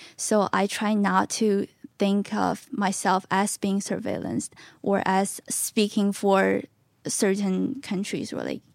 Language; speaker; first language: English; non-native, fluent; Chinese